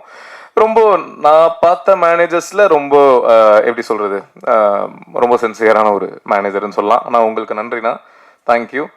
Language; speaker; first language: Tamil; native; Tamil